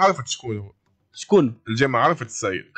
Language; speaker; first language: Arabic; native; Arabic